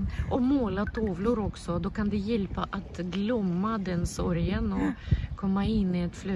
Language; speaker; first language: Swedish; non-native, fluent; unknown